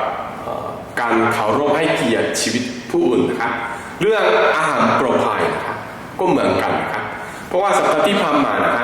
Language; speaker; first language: Thai; non-native, fluent; Korean